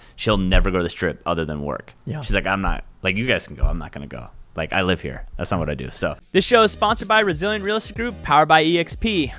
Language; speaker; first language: English; native; English